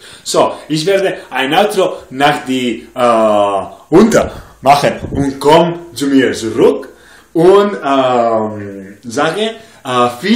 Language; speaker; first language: German; non-native, learner; English